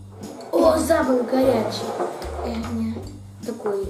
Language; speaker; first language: Russian; early bilingual, heritage; Russian